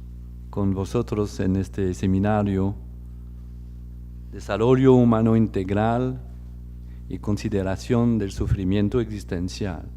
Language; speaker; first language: Spanish; non-native, fluent; French